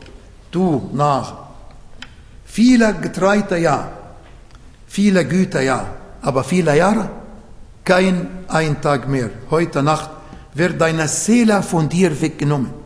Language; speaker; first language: German; non-native, fluent; Arabic